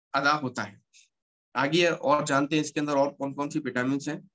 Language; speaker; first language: Hindi; native; Hindi